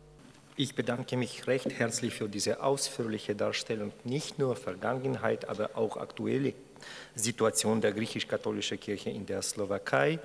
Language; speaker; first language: German; non-native, fluent; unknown